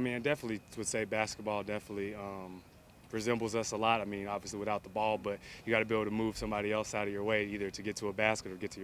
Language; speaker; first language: English; native; English